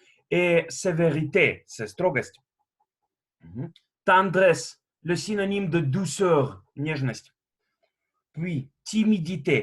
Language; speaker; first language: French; non-native, fluent; Russian